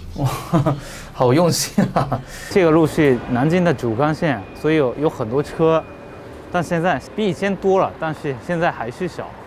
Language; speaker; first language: Chinese; non-native, fluent; Japanese